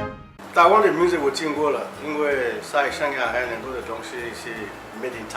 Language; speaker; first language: Chinese; non-native, learner; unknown